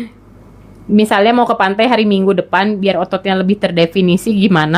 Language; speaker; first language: Indonesian; native; Indonesian